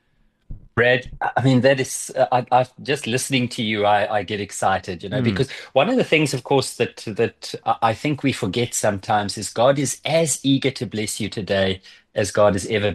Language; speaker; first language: English; native; English